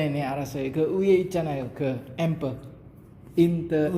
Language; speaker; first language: Korean; non-native, learner; Javanese